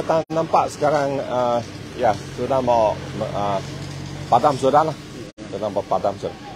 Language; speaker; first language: Malay; non-native, local second language; Chinese